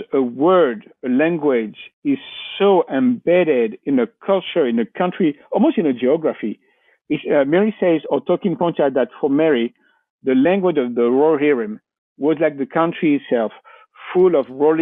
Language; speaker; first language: English; non-native, fluent; French